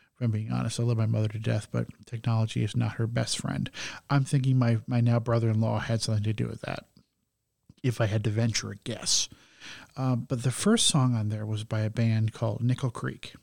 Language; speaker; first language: English; native; English